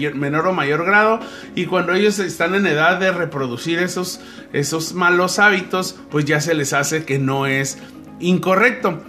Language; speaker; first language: Spanish; native; Spanish